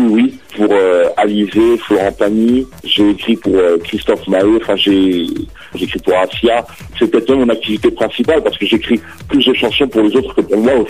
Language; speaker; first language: French; early bilingual, other home language; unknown